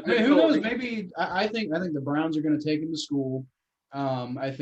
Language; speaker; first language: English; native; English